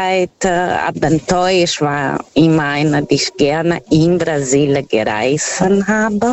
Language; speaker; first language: German; non-native, learner; Portuguese